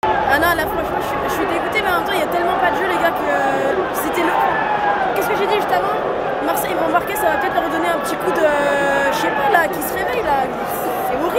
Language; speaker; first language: French; native; French